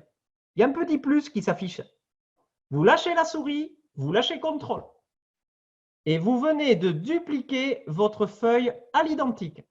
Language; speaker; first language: French; native; French